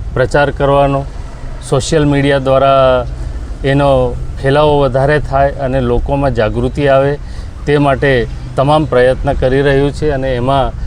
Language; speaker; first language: Gujarati; non-native, local second language; Bhili